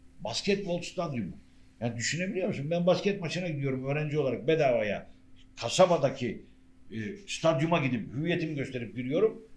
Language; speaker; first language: Turkish; native; Turkish